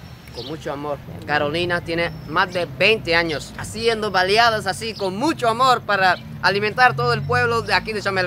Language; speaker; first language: Spanish; non-native, fluent; Japanese